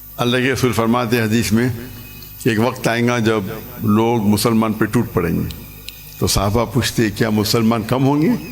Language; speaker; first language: Urdu; non-native, local second language; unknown